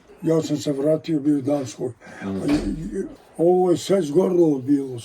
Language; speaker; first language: Croatian; native; Croatian